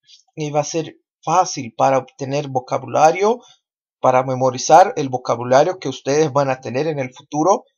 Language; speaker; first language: Spanish; non-native, fluent; Portuguese